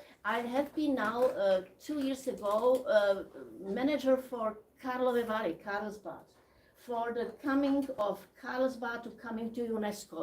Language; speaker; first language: English; non-native, learner; Czech